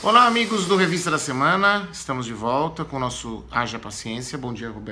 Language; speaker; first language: Portuguese; native; Portuguese